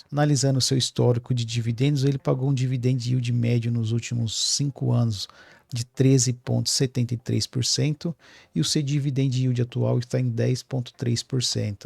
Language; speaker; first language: Portuguese; native; Portuguese